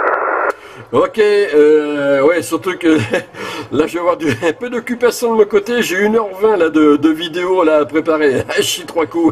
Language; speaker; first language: French; native; French